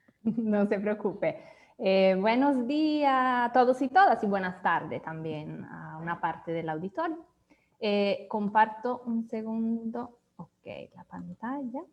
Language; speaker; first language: Spanish; native; Spanish